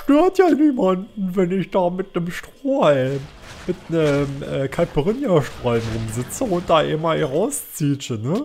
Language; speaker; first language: German; native; German